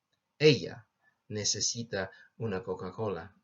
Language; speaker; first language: Spanish; non-native, fluent; English